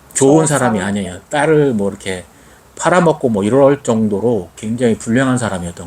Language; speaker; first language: Korean; native; Korean